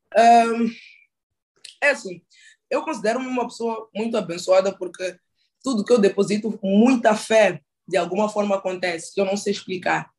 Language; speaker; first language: Portuguese; native; Portuguese